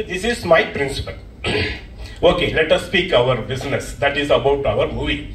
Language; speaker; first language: Kannada; non-native, learner; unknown